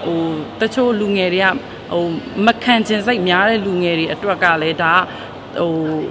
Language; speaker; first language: Burmese; non-native, local second language; Shwe Palaung